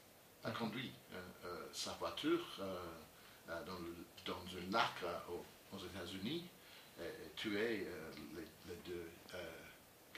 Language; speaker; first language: French; non-native, learner; English